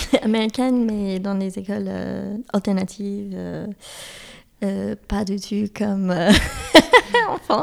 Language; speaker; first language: French; non-native, fluent; English